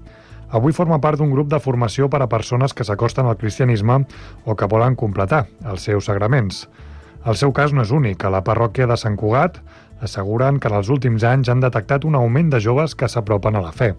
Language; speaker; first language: Catalan; native; Catalan